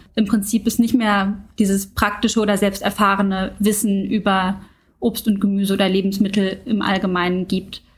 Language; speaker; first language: German; native; German